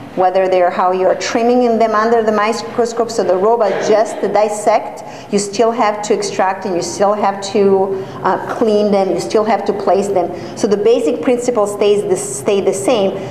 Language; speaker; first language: English; non-native, fluent; Serbian